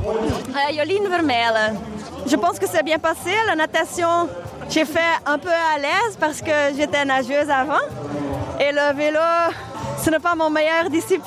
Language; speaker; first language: French; non-native, local second language; Dutch